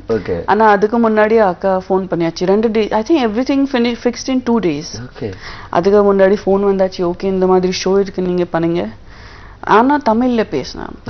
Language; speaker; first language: Tamil; non-native, local second language; Gujarati